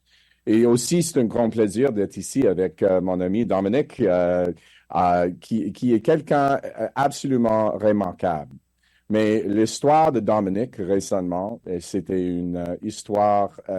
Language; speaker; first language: French; non-native, fluent; English